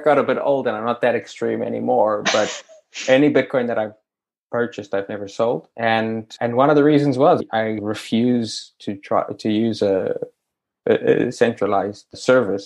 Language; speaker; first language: English; native; English